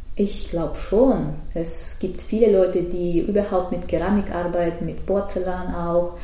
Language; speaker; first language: German; non-native, fluent; Russian